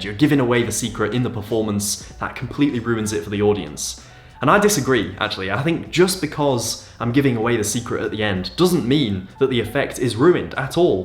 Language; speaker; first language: English; native; English